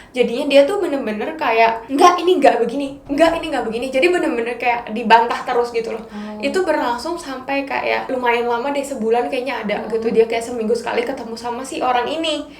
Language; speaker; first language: Indonesian; native; Indonesian